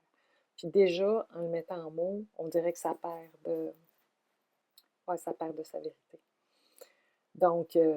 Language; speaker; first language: French; native; French